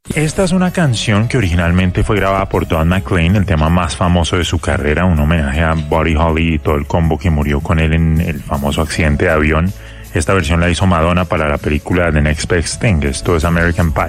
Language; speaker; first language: Spanish; native; Spanish